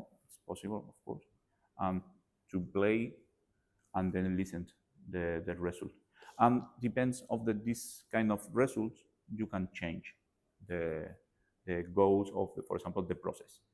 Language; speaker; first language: English; non-native, learner; Spanish